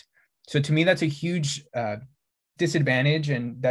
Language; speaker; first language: English; native; English